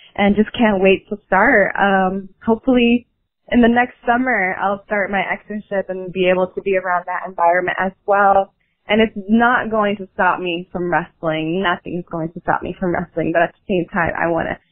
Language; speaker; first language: English; native; English